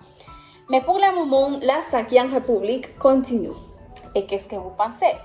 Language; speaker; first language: French; non-native, learner; Spanish